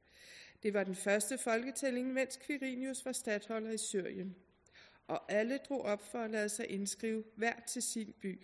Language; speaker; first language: Danish; native; Danish